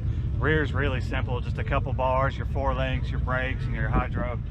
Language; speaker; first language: English; native; English